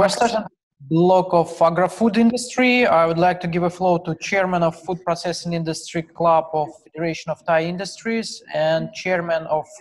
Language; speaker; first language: English; non-native, fluent; Russian